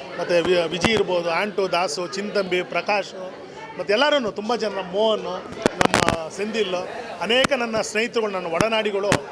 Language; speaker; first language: Kannada; native; Kannada